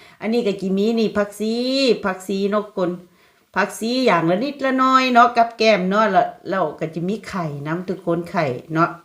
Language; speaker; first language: Thai; non-native, local second language; Lao